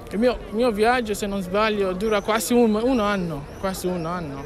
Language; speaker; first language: Italian; non-native, learner; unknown